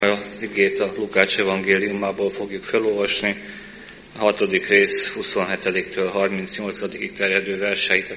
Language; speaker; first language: Hungarian; native; Hungarian